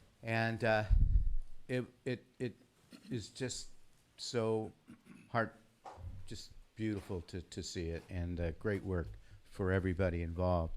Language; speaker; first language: English; native; English